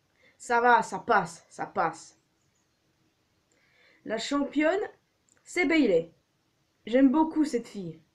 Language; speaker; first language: French; native; French